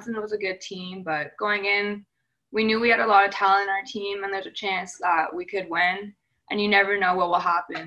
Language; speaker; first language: English; native; English